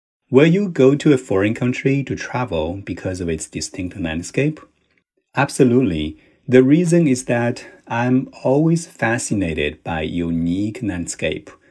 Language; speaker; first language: English; non-native, fluent; Chinese